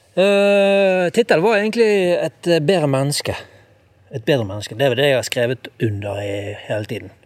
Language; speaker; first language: Norwegian; native; Norwegian